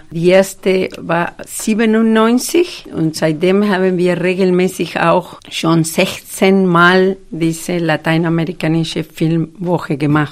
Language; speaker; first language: German; non-native, fluent; Spanish